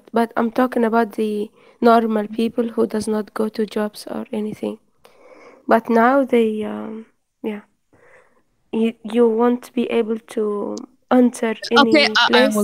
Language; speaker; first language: English; non-native, fluent; Arabic